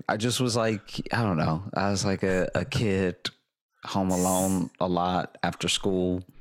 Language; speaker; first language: English; native; English